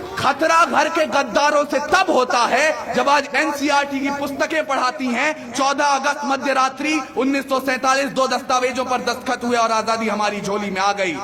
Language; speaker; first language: Hindi; native; Hindi